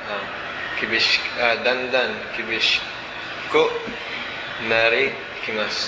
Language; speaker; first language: Japanese; non-native, learner; Cebuano